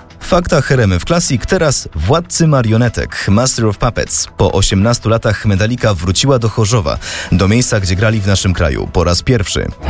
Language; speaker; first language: Polish; native; Polish